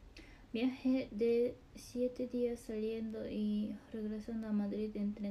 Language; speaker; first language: Spanish; non-native, learner; Japanese